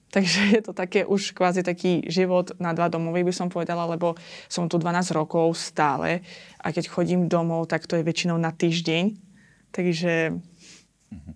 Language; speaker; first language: Slovak; non-native, fluent; Azerbaijani